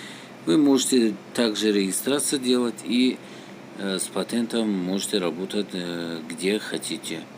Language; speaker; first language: Russian; non-native, learner; Tajik